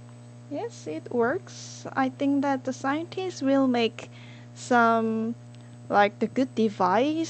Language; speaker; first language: English; non-native, learner; Korean